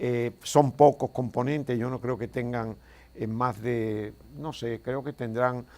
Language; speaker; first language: Spanish; native; Spanish